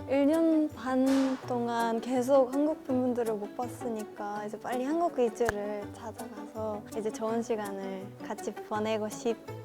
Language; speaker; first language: Korean; non-native, fluent; Japanese